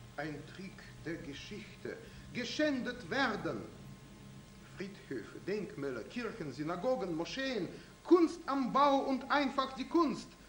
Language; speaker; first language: German; non-native, fluent; Russian